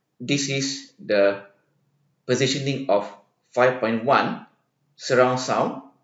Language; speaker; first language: English; non-native, local second language; Malay